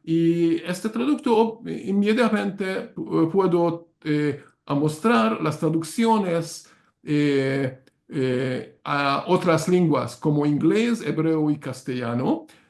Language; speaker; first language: Spanish; non-native, learner; Hungarian